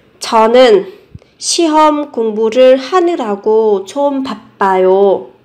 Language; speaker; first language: Korean; non-native, fluent; Vietnamese